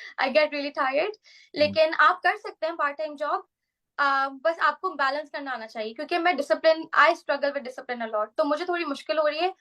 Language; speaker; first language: Urdu; native; Urdu